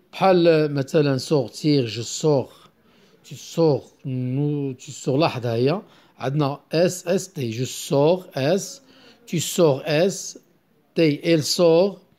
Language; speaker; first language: French; non-native, local second language; Arabic